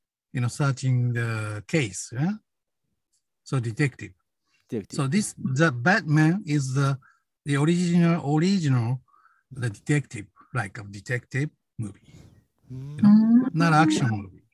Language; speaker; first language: English; non-native, learner; Japanese